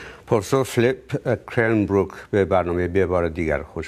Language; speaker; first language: Persian; native; Persian